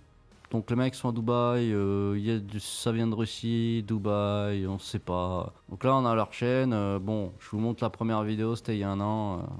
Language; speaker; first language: French; native; French